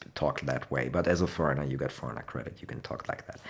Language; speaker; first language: English; non-native, fluent; German